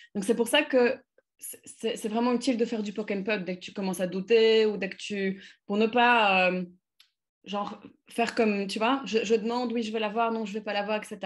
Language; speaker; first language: French; non-native, fluent; Polish